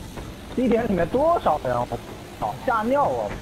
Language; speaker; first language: Chinese; native; Chinese